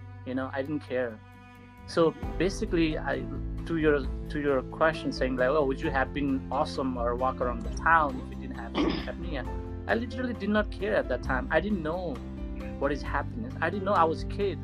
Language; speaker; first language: English; non-native, local second language; Nepali